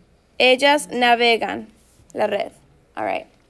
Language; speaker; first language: Spanish; non-native, fluent; English